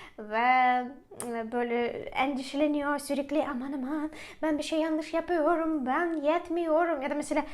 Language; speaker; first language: Turkish; non-native, fluent; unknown